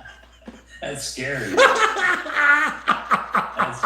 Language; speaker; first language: English; native; English